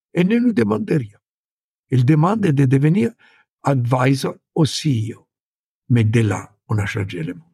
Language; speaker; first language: French; non-native, fluent; Italian